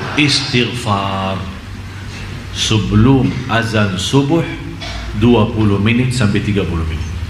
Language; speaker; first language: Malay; non-native, fluent; Arabic